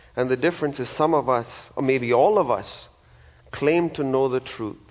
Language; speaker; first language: English; non-native, local second language; Malayalam